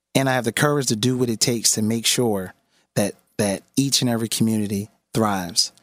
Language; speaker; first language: English; native; English